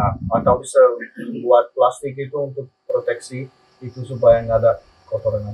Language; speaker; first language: Indonesian; non-native, learner; Spanish